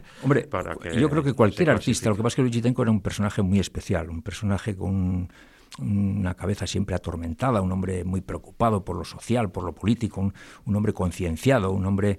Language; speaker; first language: Spanish; native; Spanish